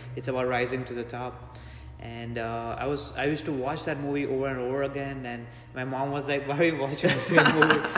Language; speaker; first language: English; non-native, local second language; Gujarati